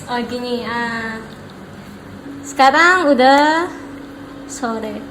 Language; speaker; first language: Indonesian; non-native, learner; Filipino